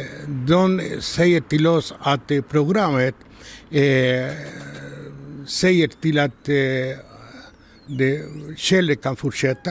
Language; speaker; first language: Swedish; non-native, learner; Spanish